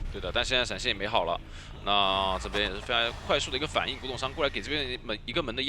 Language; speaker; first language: Chinese; native; Chinese